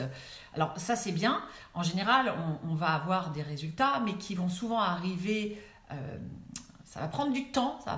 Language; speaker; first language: French; native; French